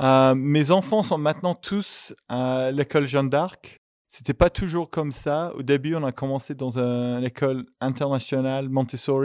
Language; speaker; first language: French; non-native, fluent; English